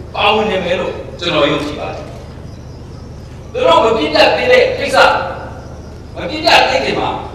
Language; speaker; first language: Burmese; non-native, local second language; Kachin